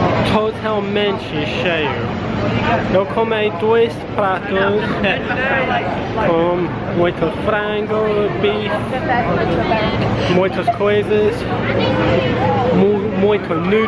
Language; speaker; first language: Portuguese; non-native, learner; English